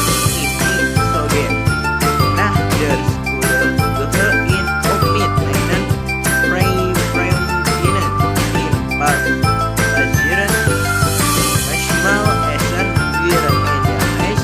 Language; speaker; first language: German; non-native, learner; Indonesian